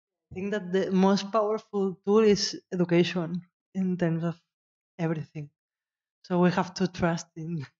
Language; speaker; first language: English; non-native, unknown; Catalan